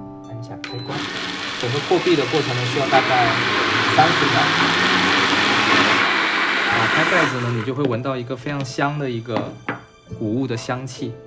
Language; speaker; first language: Chinese; native; Chinese